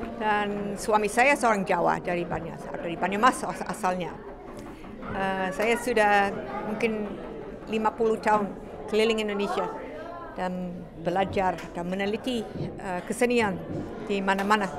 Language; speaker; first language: Indonesian; non-native, fluent; English